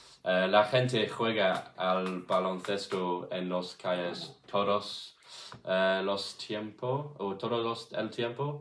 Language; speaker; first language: Spanish; non-native, learner; English